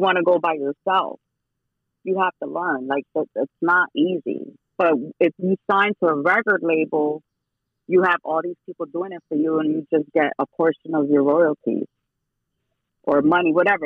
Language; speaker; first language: English; native; English